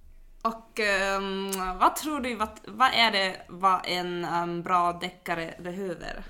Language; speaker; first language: Swedish; non-native, fluent; German